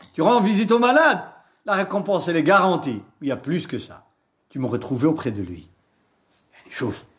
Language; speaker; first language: French; non-native, local second language; Arabic